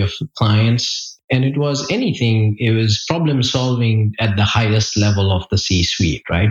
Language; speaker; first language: English; non-native, local second language; Gujarati